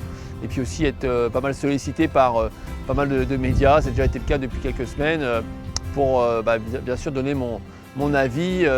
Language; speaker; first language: French; native; French